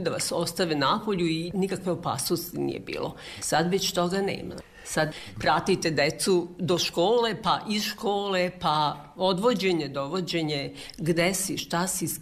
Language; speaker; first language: Serbian; native; Serbian